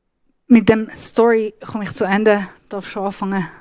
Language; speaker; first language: German; non-native, fluent; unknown